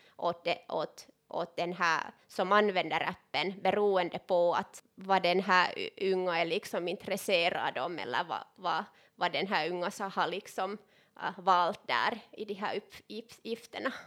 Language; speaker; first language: Swedish; non-native, local second language; Finnish